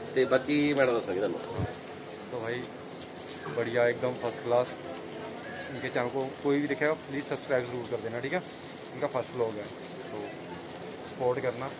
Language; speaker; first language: Hindi; non-native, local second language; Punjabi